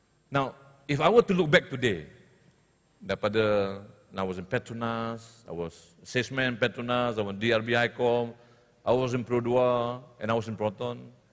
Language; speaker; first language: English; non-native, local second language; Malay